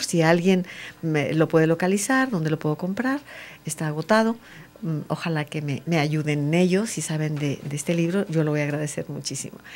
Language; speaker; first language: Spanish; native; Spanish